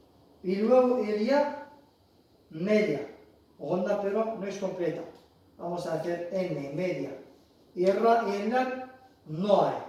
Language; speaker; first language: Spanish; non-native, fluent; Arabic